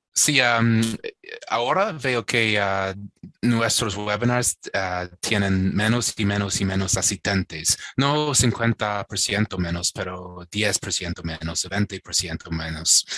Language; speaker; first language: Spanish; non-native, fluent; English